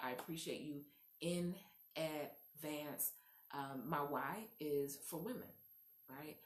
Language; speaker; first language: English; native; English